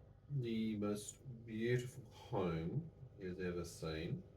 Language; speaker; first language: English; native; English